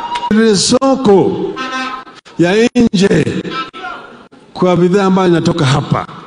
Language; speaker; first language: Swahili; non-native, local second language; Luo (Kenya and Tanzania)